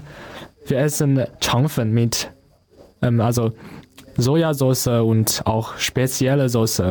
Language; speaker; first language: German; non-native, learner; Chinese